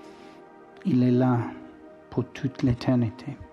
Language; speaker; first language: French; non-native, learner; English